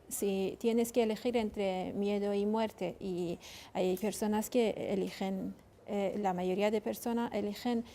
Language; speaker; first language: Spanish; non-native, fluent; Kurdish